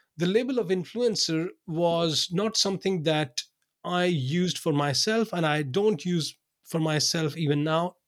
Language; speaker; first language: English; non-native, local second language; Urdu